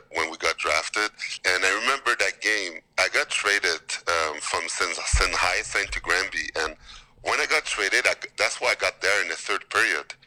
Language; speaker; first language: English; native; English